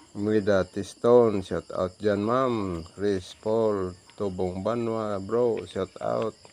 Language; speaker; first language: Filipino; non-native, local second language; Cebuano